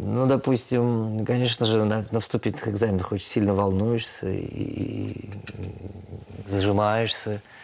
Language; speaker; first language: Russian; non-native, local second language; Tatar